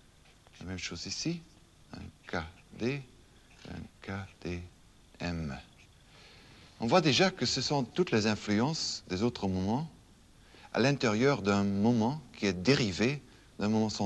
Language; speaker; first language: French; non-native, fluent; German